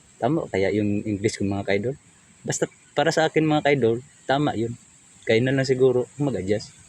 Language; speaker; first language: Filipino; non-native, local second language; Cebuano